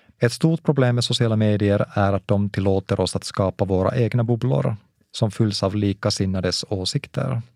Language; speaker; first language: Swedish; non-native, local second language; Finnish